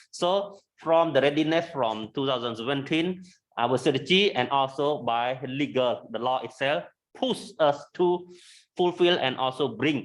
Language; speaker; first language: English; non-native, learner; Khmer